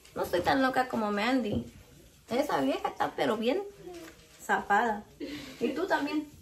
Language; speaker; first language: Spanish; early bilingual, other home language; English